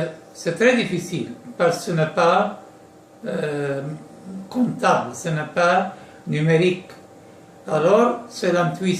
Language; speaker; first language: French; non-native, local second language; Arabic